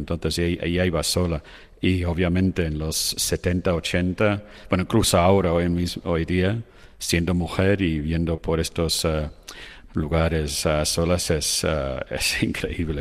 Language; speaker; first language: Spanish; non-native, fluent; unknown